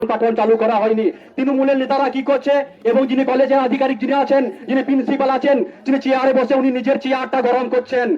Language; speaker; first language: Bangla; non-native, local second language; Santali